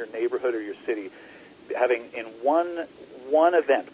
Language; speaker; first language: English; native; English